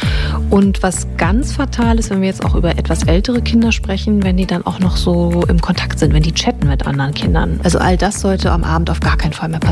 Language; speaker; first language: German; native; German